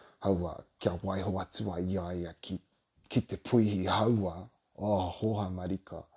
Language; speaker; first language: Māori; native; Māori